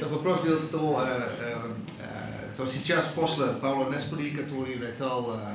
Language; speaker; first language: Russian; non-native, learner; Dutch